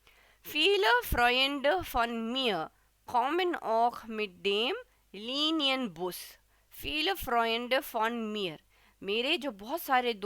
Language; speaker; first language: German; non-native, fluent; Hindi